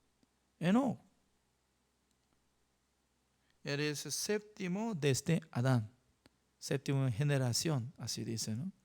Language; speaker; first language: Spanish; non-native, learner; Korean